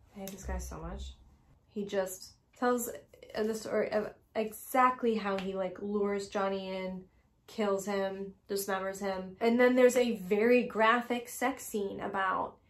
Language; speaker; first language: English; native; English